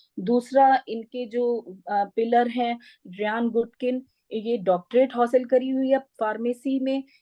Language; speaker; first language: Hindi; native; Hindi